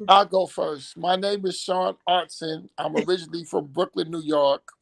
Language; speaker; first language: English; native; English